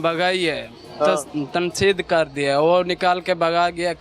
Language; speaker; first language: Hindi; non-native, local second language; Saraiki